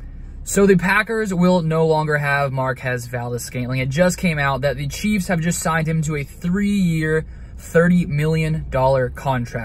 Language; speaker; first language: English; native; English